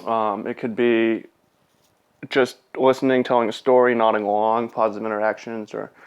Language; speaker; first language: English; native; English